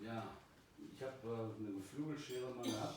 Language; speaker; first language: German; native; German